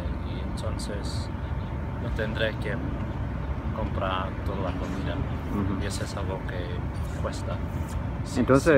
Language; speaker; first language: Spanish; non-native, fluent; English